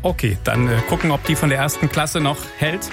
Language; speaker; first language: German; native; German